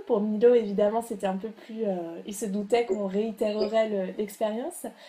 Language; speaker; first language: French; native; French